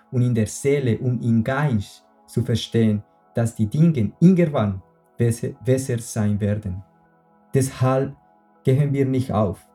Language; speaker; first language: German; non-native, fluent; Spanish